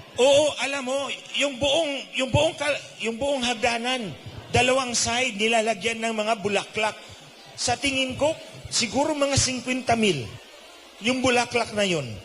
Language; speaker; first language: Filipino; non-native, local second language; Cebuano